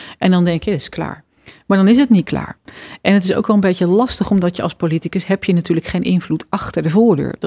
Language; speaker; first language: Dutch; native; Dutch